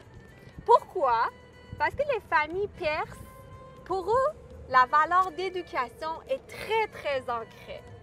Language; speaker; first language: French; non-native, fluent; Persian